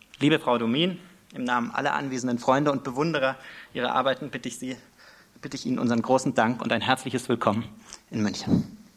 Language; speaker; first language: German; native; German